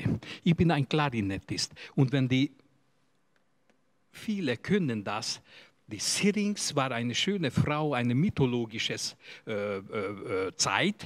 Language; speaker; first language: German; non-native, learner; Hungarian